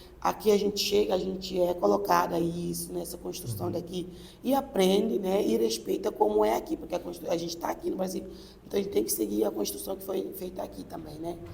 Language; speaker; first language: Portuguese; non-native, local second language; Upper Guinea Crioulo